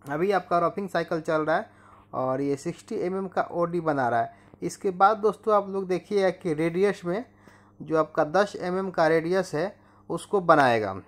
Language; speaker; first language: Hindi; native; Hindi